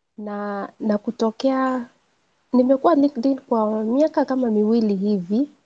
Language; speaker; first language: Swahili; non-native, local second language; Gusii